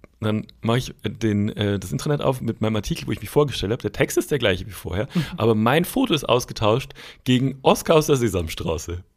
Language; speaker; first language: German; native; German